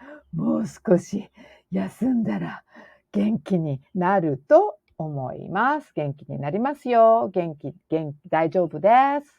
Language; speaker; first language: Japanese; non-native, learner; English